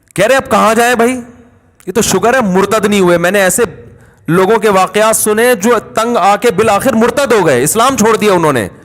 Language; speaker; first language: Urdu; native; Urdu